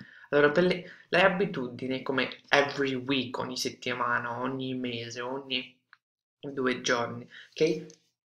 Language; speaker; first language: Italian; non-native, fluent; English